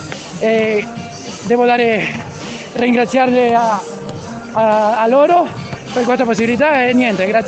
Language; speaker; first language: Italian; non-native, fluent; Spanish